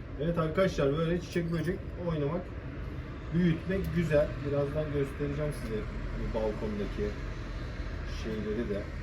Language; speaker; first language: Turkish; early bilingual, heritage; Turkish